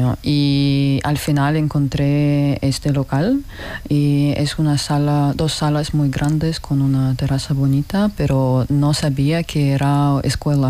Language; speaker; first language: Spanish; non-native, learner; Russian